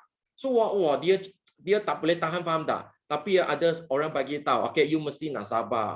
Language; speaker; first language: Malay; non-native, local second language; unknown